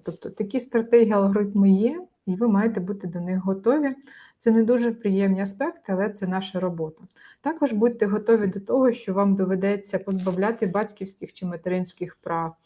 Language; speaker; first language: Ukrainian; native; Ukrainian